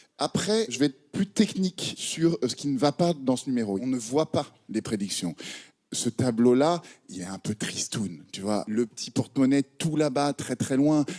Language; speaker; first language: French; native; French